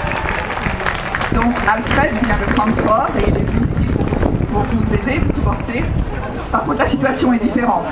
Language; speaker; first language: French; native; French